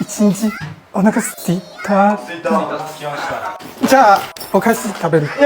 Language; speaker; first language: Japanese; non-native, learner; Chinese